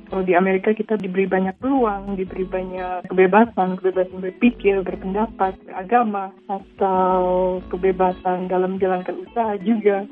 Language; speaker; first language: Indonesian; native; Indonesian